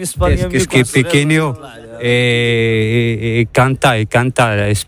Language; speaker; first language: Spanish; non-native, learner; Arabic